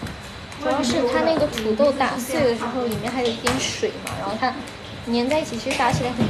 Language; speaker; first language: Chinese; native; Chinese